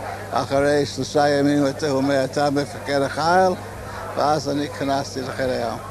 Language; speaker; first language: Hebrew; non-native, learner; English